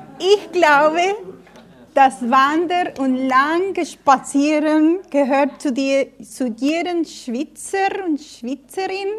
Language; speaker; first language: German; non-native, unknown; Spanish